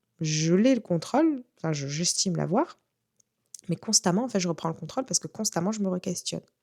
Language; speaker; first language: French; native; French